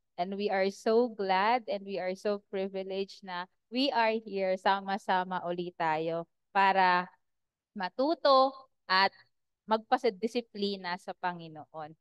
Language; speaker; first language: Filipino; non-native, local second language; Bikol